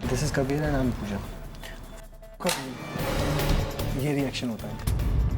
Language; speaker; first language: Hindi; native; Hindi